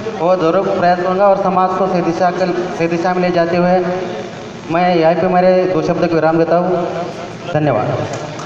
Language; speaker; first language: Hindi; non-native, local second language; Marathi